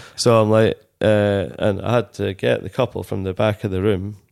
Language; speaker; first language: English; native; English